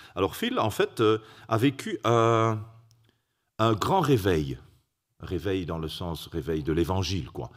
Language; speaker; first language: French; native; French